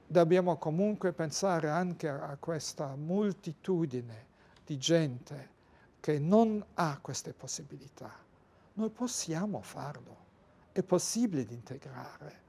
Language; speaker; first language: Italian; non-native, fluent; Luxembourgish